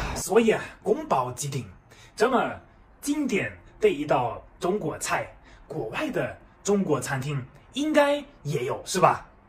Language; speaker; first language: Chinese; non-native, fluent; German